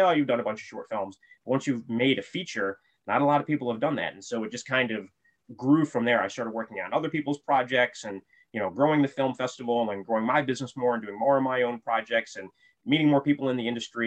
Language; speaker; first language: English; native; English